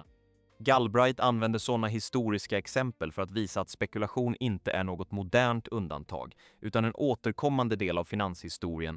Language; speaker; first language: Swedish; native; Swedish